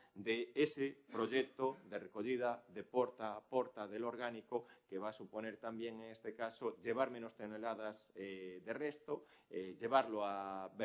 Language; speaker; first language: Spanish; native; Spanish